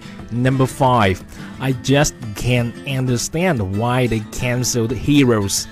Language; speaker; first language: English; non-native, fluent; Chinese